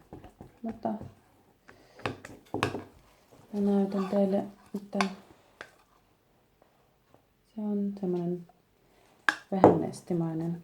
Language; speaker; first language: Finnish; non-native, learner; Russian